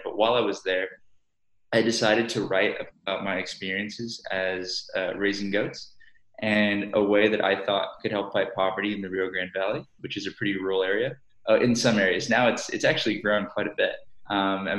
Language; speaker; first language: English; native; English